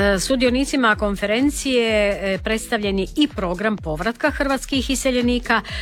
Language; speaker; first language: Croatian; native; Croatian